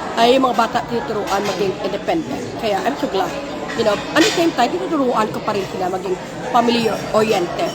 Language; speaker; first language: Filipino; non-native, local second language; Hiligaynon